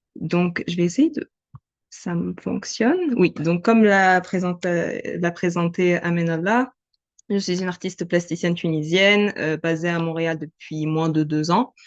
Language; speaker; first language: French; non-native, local second language; Arabic